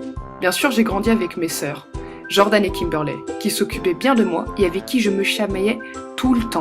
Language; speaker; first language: French; native; French